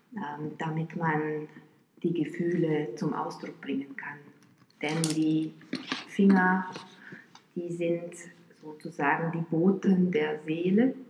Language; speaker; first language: German; non-native, fluent; Romanian